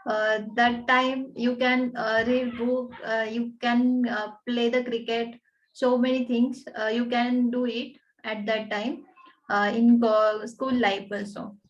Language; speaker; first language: English; non-native, learner; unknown